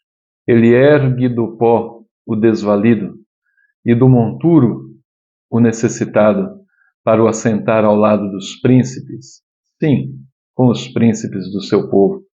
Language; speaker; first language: Portuguese; native; Portuguese